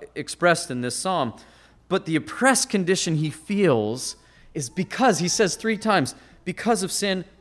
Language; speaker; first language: English; native; English